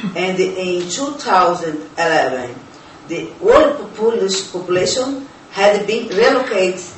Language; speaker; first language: English; non-native, learner; Portuguese